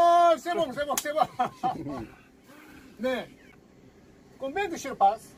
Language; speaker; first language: French; non-native, learner; Korean